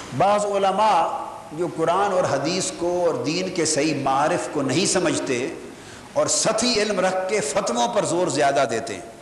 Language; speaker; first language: Urdu; non-native, local second language; Punjabi